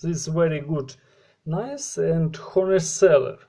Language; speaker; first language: English; non-native, learner; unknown